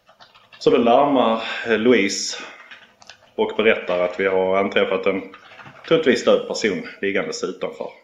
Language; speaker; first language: Swedish; native; Swedish